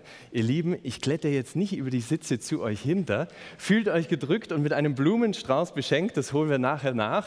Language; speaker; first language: German; native; German